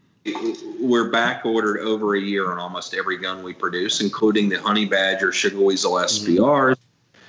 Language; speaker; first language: English; native; English